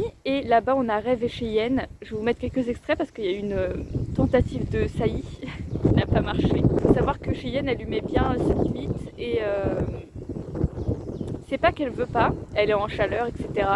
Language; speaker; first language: French; native; French